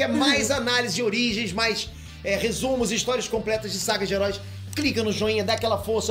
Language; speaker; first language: Portuguese; native; Portuguese